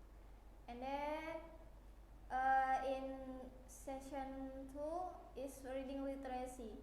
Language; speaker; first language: English; non-native, learner; Indonesian